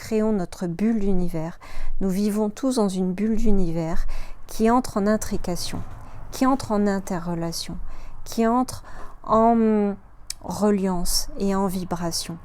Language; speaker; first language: French; native; French